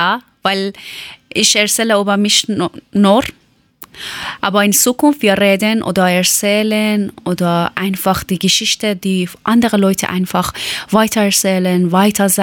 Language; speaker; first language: German; non-native, learner; Persian